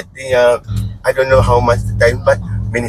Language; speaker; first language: English; non-native, learner; Malay